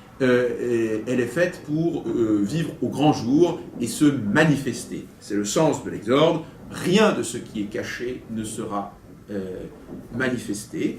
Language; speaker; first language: French; native; French